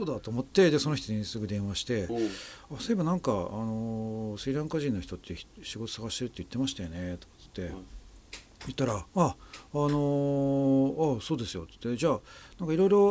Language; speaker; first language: Japanese; native; Japanese